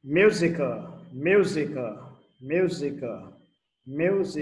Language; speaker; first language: English; non-native, learner; Vietnamese